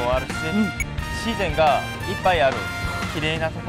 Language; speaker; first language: Japanese; non-native, learner; Korean